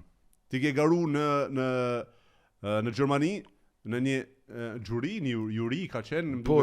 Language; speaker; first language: Albanian; native; Albanian